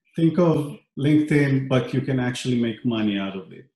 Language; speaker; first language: English; non-native, fluent; Hebrew